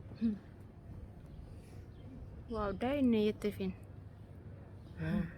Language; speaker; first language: Swedish; non-native, learner; Thai